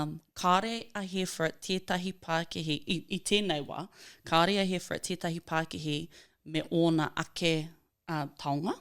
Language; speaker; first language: Māori; non-native, local second language; English